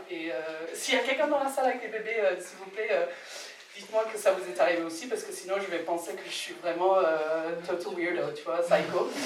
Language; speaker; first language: French; non-native, fluent; English